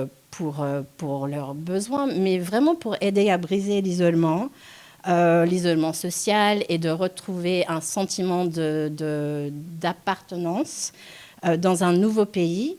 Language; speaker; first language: French; non-native, local second language; English